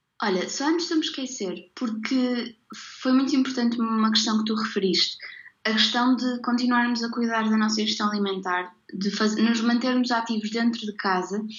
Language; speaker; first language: Portuguese; native; Portuguese